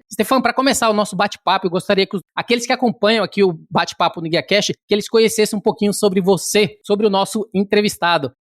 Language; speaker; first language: Portuguese; native; Portuguese